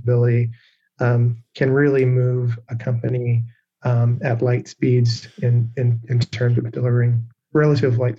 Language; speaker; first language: English; native; English